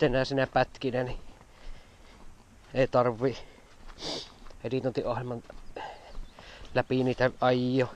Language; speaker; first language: Finnish; native; Finnish